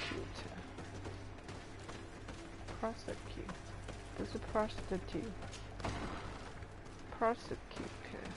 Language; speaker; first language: English; non-native, learner; Chinese